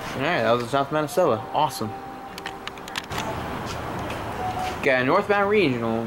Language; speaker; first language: English; native; English